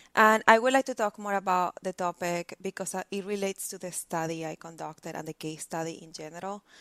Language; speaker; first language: English; non-native, fluent; Spanish